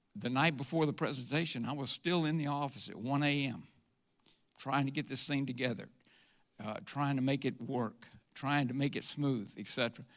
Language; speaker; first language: English; native; English